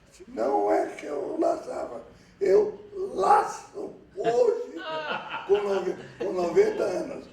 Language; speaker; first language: Portuguese; early bilingual, other home language; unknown